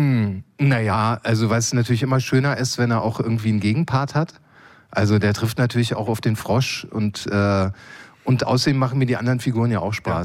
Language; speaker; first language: German; native; German